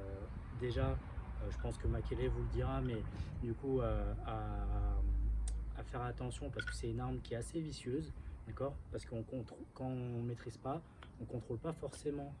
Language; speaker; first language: French; native; French